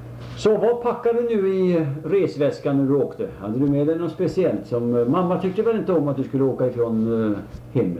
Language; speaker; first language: Swedish; native; Swedish